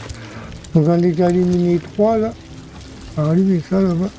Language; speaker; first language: French; native; French